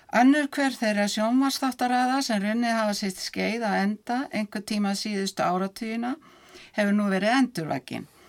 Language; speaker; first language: Icelandic; native; Icelandic